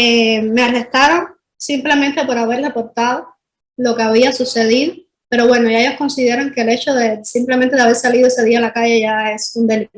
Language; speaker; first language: Spanish; native; Spanish